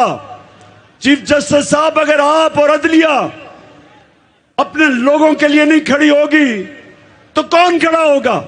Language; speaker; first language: Urdu; native; Urdu